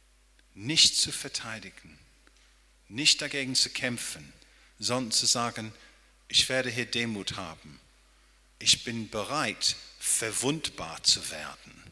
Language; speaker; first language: German; non-native, fluent; English